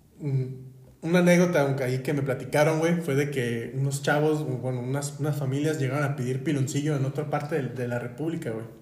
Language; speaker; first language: Spanish; native; Spanish